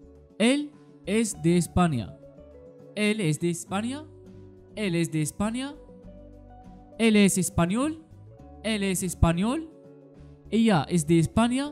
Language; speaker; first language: Spanish; non-native, fluent; Arabic